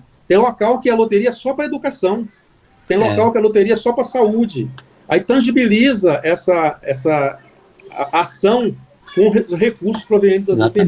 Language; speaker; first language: Portuguese; native; Portuguese